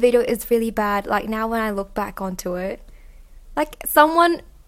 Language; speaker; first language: English; non-native, local second language; Cantonese